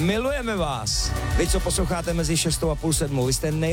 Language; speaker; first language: Czech; native; Czech